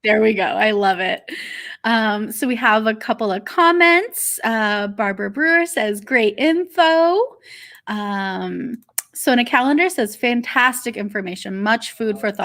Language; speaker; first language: English; native; English